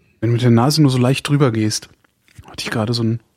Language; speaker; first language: German; native; German